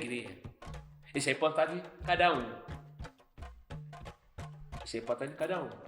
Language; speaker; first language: Portuguese; non-native, fluent; Yoruba